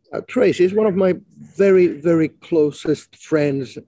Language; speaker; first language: English; non-native, fluent; Finnish